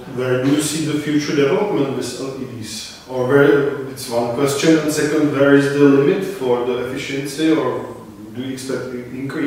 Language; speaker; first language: English; non-native, fluent; Czech